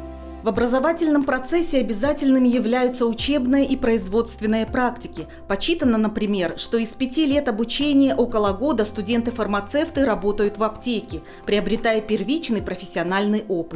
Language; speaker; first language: Russian; native; Russian